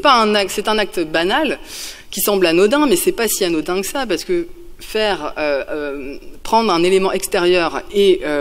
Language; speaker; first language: French; native; French